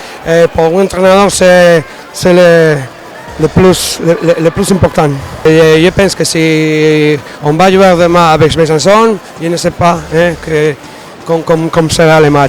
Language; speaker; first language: French; non-native, fluent; Spanish